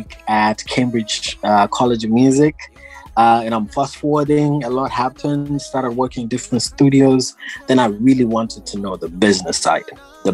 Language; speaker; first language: English; non-native, local second language; Shona